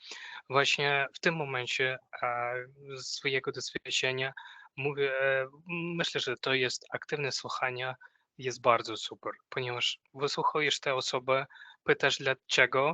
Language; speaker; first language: Polish; non-native, fluent; Ukrainian